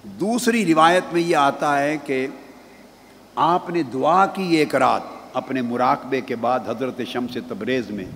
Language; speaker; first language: Urdu; non-native, local second language; Punjabi